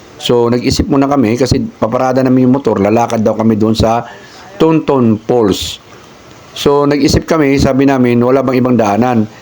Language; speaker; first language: Filipino; native; Filipino